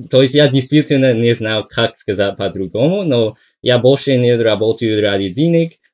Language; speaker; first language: Russian; non-native, fluent; English